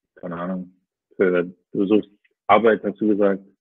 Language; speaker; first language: German; native; German